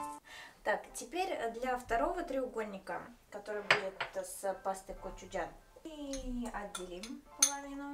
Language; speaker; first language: Russian; native; Russian